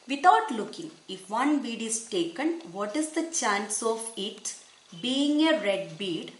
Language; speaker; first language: English; non-native, local second language; Malayalam